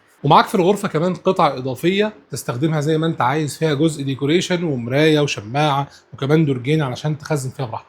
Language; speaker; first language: Arabic; native; Arabic